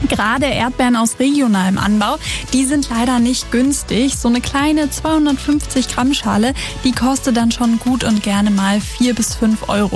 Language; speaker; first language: German; native; German